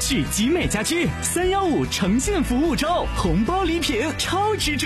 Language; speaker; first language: Chinese; native; Chinese